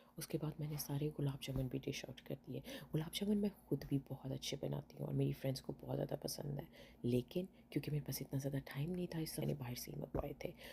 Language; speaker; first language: Hindi; native; Hindi